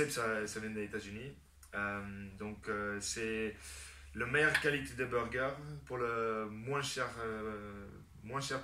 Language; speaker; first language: French; non-native, fluent; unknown